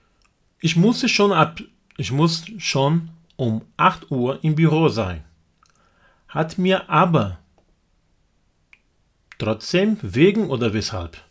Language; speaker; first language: German; non-native, fluent; Portuguese